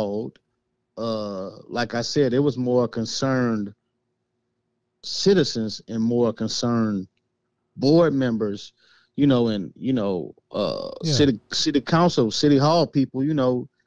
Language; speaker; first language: English; native; English